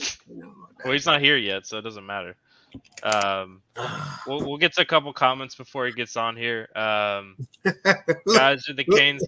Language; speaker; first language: English; native; English